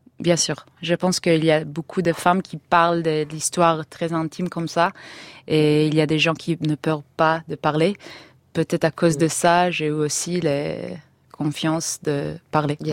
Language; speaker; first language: French; non-native, learner; Hebrew